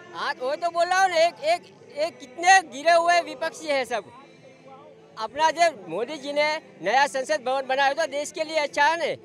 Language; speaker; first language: Hindi; non-native, local second language; Gujarati